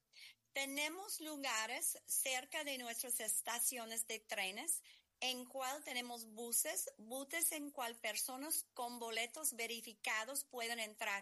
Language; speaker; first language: Spanish; non-native, fluent; English